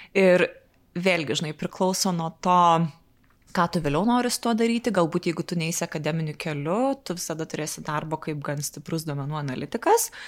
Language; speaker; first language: Lithuanian; native; Lithuanian